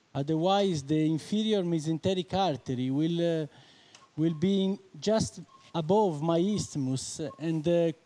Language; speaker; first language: English; non-native, fluent; Italian